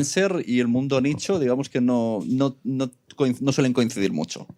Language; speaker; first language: Spanish; native; Spanish